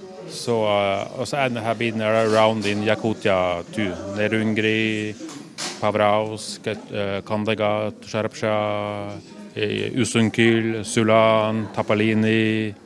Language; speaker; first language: English; non-native, learner; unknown